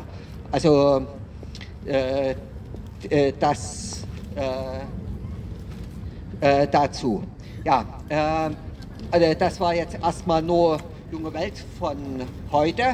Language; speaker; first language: German; native; German